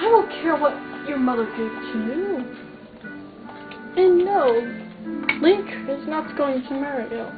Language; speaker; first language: English; native; English